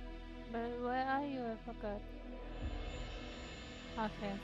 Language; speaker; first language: English; non-native, learner; Indonesian